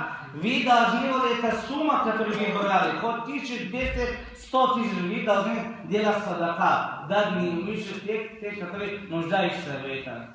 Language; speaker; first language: Russian; non-native, local second language; Tajik